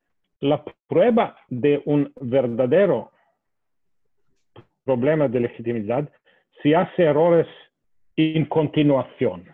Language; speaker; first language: Spanish; non-native, fluent; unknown